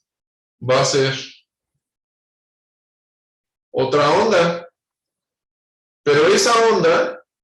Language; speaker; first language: Spanish; native; Spanish